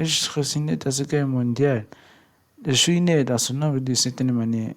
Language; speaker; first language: French; non-native, learner; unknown